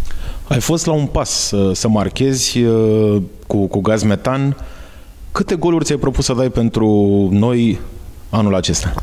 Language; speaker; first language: Romanian; native; Romanian